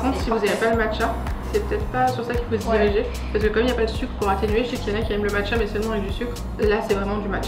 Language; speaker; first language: French; native; French